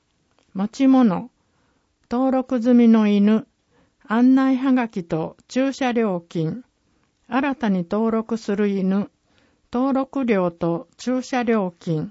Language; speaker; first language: Japanese; native; Japanese